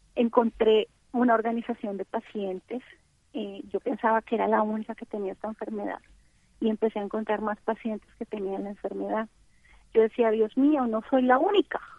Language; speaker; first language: Spanish; native; Spanish